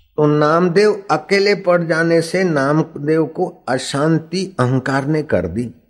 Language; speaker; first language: Hindi; non-native, local second language; Sindhi